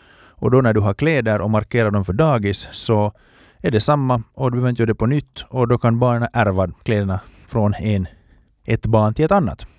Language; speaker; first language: Swedish; native; Swedish